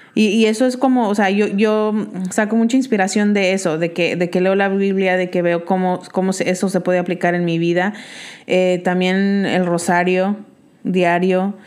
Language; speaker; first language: Spanish; early bilingual, heritage; Spanish